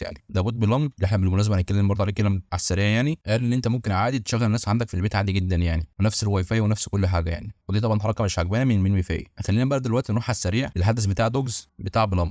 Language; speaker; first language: Arabic; native; Arabic